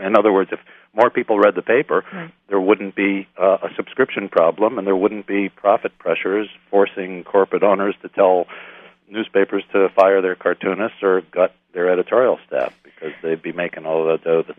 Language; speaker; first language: English; native; English